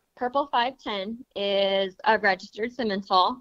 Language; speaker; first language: English; native; English